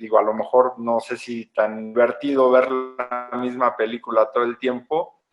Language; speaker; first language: Spanish; native; Spanish